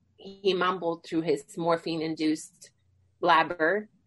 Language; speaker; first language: English; early bilingual, other home language; Swedish